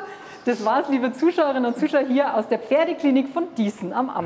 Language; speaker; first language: German; native; German